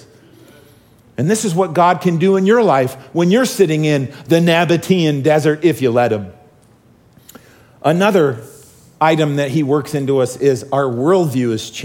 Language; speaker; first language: English; native; English